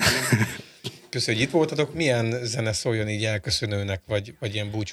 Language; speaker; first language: Hungarian; native; Hungarian